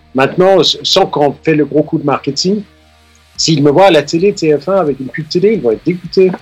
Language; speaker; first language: French; non-native, fluent; Danish